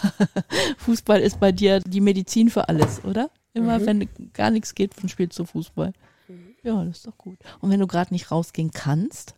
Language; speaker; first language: German; native; German